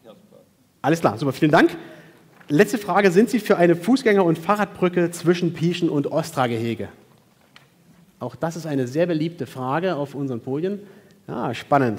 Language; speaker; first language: German; native; German